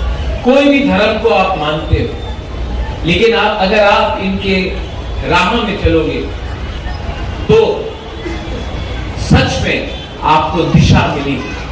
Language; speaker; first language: Hindi; non-native, local second language; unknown